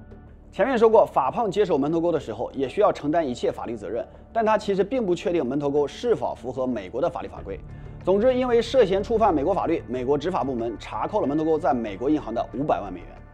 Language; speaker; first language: Chinese; native; Chinese